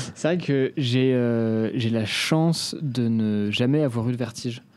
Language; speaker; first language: French; native; French